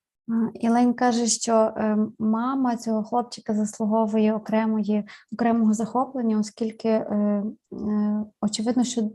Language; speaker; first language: Ukrainian; native; Ukrainian